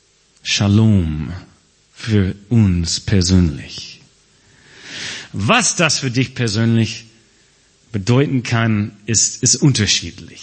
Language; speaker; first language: German; non-native, fluent; English